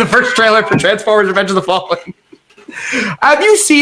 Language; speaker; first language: English; native; English